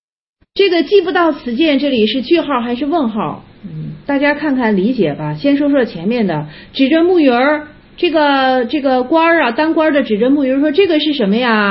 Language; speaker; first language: Chinese; native; Chinese